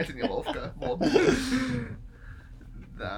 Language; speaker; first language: Russian; non-native, learner; English